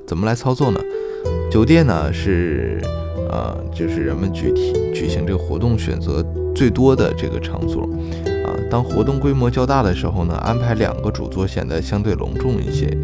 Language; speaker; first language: Chinese; native; Chinese